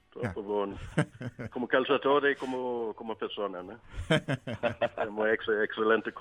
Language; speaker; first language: Italian; non-native, learner; Swedish